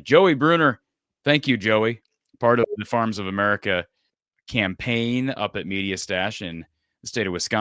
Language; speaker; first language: English; native; English